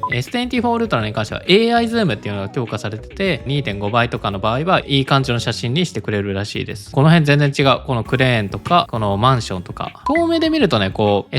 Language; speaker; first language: Japanese; native; Japanese